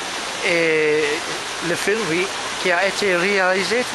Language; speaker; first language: French; non-native, fluent; English